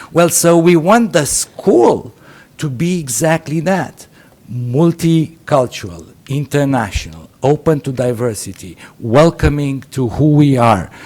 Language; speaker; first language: English; non-native, fluent; Romanian